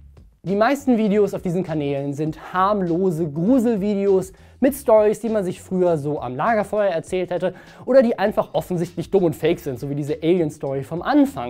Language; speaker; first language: German; native; German